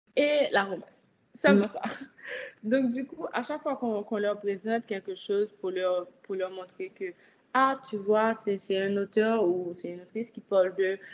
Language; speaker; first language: French; native; French